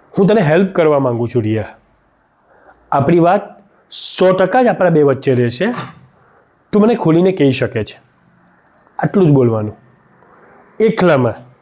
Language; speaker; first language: Gujarati; native; Gujarati